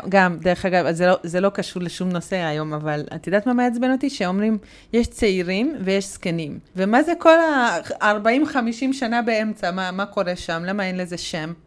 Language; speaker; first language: Hebrew; non-native, fluent; Hungarian